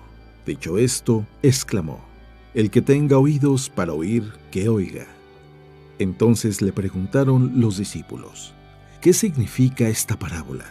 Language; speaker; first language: Spanish; native; Spanish